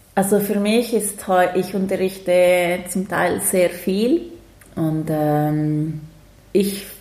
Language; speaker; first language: German; native; German